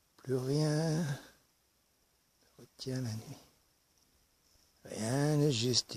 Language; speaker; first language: French; native; French